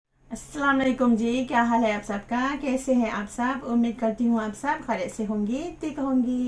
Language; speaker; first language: Hindi; non-native, learner; Malay